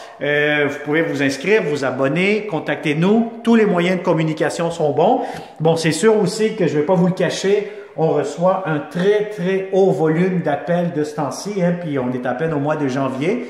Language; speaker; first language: French; native; French